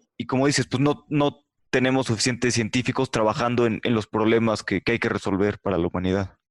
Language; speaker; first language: Spanish; native; Spanish